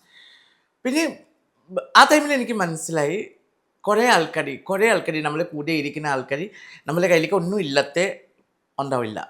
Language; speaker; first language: Malayalam; non-native, learner; Assamese